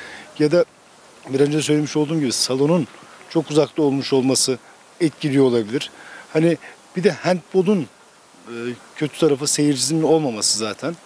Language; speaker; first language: Turkish; native; Turkish